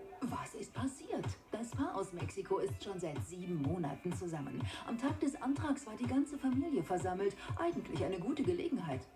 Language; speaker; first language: German; native; German